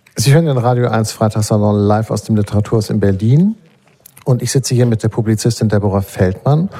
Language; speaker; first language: German; native; German